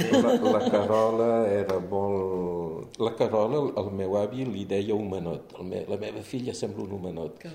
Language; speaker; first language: Catalan; early bilingual, heritage; Catalan